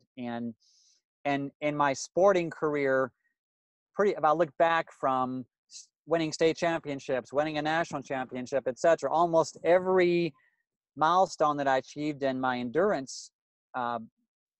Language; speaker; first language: English; native; English